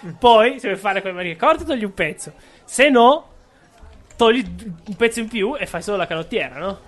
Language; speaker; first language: Italian; native; Italian